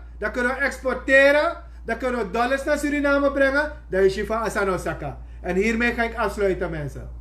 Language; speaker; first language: Dutch; native; Dutch